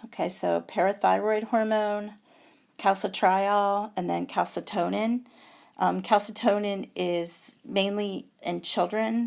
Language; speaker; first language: English; native; English